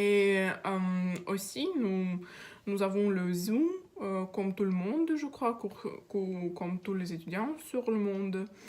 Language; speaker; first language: French; non-native, learner; Russian